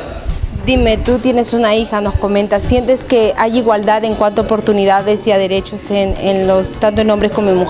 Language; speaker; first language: Spanish; native; Spanish